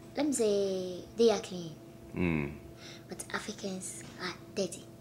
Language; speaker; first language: English; non-native, local second language; Akan